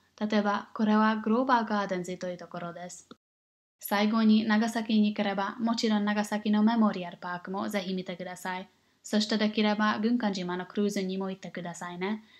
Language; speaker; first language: Japanese; non-native, learner; English